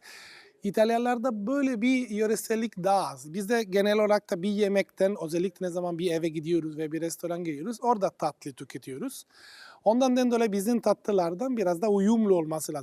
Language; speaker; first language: Turkish; non-native, fluent; Italian